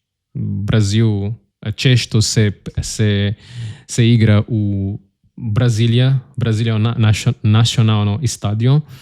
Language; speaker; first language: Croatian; non-native, learner; Portuguese